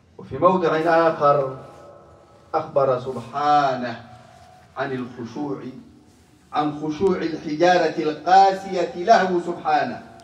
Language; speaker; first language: Arabic; non-native, local second language; Somali